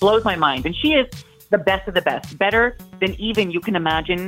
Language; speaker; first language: English; native; English